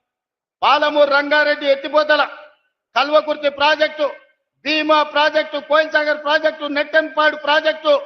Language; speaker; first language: Telugu; native; Telugu